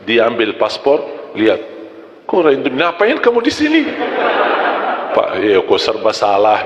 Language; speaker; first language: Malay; non-native, fluent; Arabic